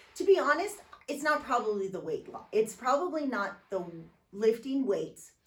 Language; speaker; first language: English; native; English